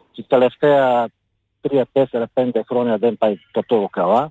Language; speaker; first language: Greek; non-native, fluent; Bulgarian